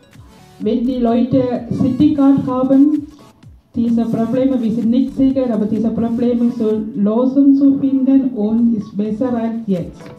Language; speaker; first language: German; non-native, learner; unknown